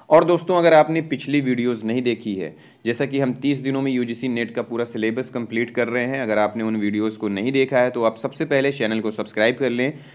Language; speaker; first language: Hindi; native; Hindi